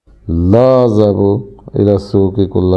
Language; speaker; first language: Arabic; non-native, learner; Urdu